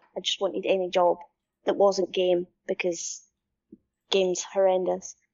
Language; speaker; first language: English; native; English